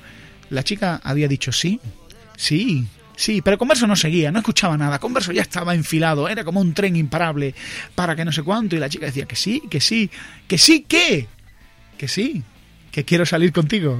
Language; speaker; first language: Spanish; native; Spanish